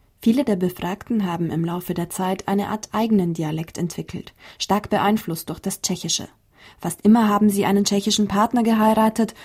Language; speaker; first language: German; native; German